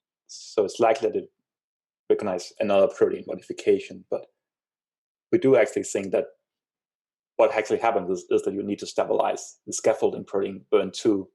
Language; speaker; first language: English; non-native, fluent; Danish